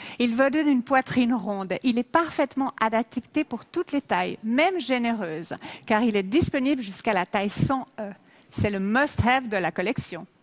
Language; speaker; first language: French; native; French